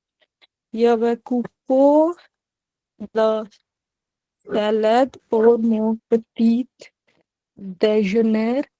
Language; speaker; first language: French; non-native, learner; Punjabi